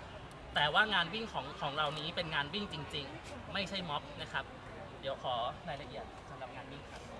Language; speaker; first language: Thai; native; Thai